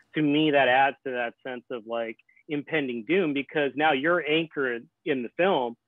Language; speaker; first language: English; native; English